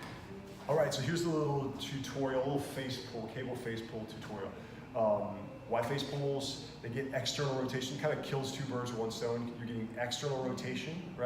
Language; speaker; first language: English; native; English